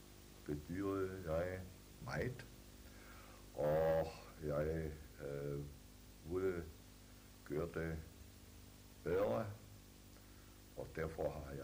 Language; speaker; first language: Danish; non-native, fluent; German